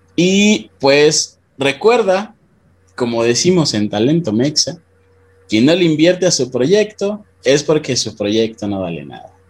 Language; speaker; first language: Spanish; native; Spanish